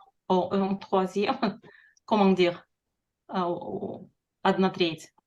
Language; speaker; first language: French; non-native, fluent; Russian